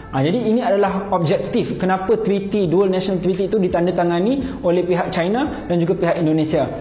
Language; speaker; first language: Malay; native; Malay